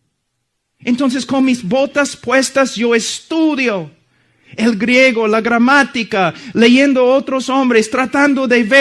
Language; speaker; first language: Spanish; non-native, fluent; English